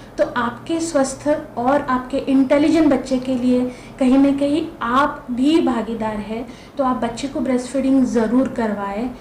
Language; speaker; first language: Hindi; non-native, local second language; Marathi